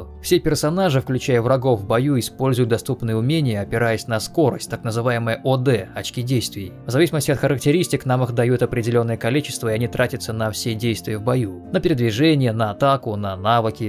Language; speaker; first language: Russian; native; Russian